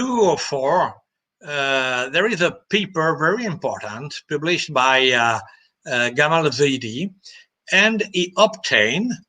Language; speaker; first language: English; non-native, fluent; French